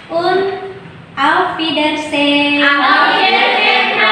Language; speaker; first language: German; non-native, fluent; Indonesian